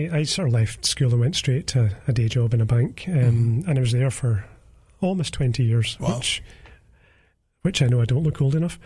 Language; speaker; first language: English; native; English